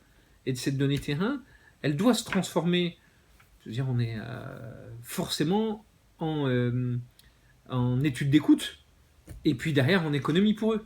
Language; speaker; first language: French; native; French